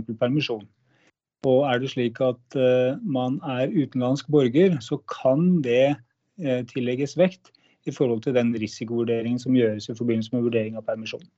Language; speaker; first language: Norwegian; native; Norwegian